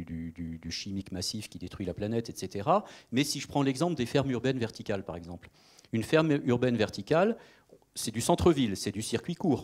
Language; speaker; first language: French; native; French